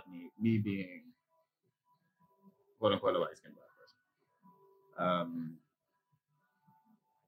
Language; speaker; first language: English; native; English